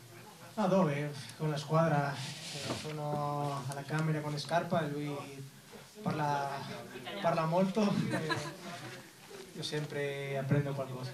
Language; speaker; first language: Italian; non-native, learner; Spanish